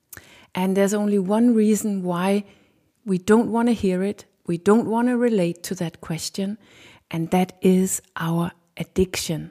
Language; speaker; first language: English; non-native, fluent; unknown